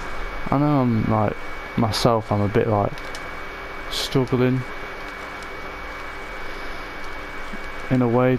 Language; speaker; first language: English; native; English